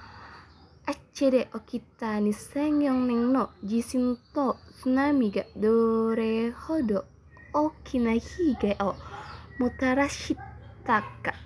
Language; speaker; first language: Japanese; non-native, learner; Indonesian